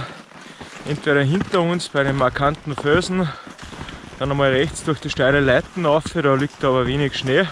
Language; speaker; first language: German; native; German